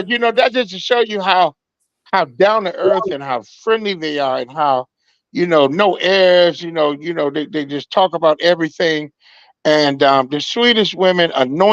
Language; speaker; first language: English; native; English